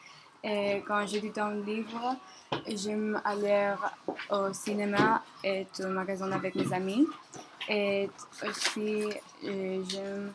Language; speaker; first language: French; non-native, learner; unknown